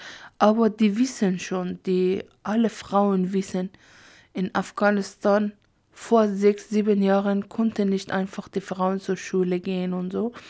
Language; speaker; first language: German; non-native, learner; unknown